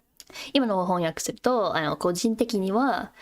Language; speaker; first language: Japanese; non-native, fluent; English